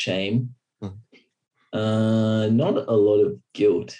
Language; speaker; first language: English; native; English